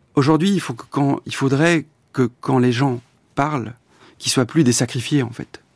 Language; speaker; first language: French; native; French